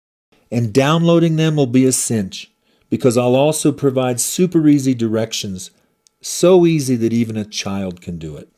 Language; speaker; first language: English; native; English